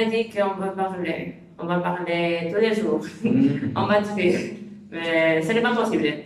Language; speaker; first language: French; non-native, learner; Spanish